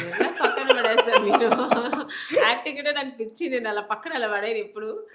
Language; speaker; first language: Telugu; native; Telugu